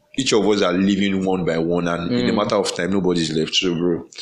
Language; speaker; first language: English; non-native, local second language; Yoruba